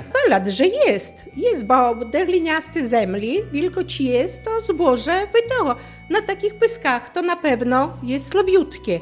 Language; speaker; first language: Polish; non-native, local second language; Ukrainian